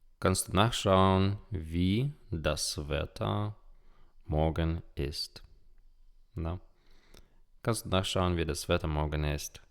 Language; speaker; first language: German; non-native, fluent; Ukrainian